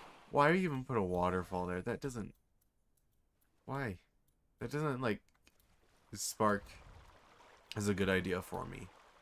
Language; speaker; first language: English; native; English